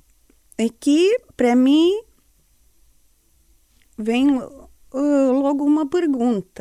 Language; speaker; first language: Portuguese; non-native, fluent; Estonian